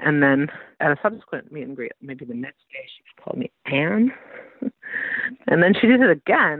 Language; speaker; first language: English; native; English